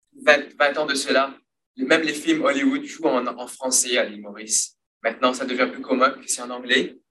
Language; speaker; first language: French; non-native, local second language; Morisyen